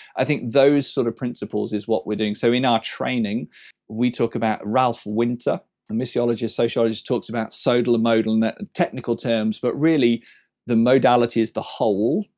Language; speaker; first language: English; native; English